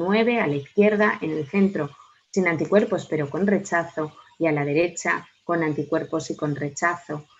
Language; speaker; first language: Spanish; native; Spanish